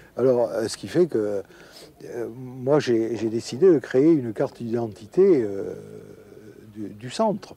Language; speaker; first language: French; native; French